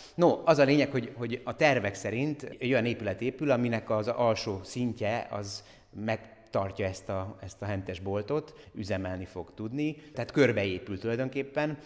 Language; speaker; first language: Hungarian; native; Hungarian